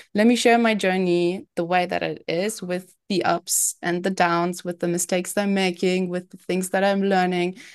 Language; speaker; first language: English; non-native, fluent; German